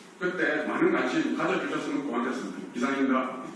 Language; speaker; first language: Korean; native; Korean